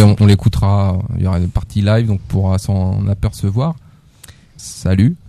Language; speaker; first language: French; native; French